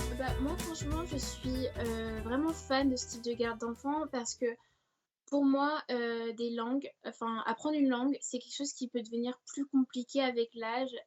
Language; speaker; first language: French; native; French